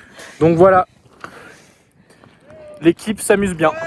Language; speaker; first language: French; native; French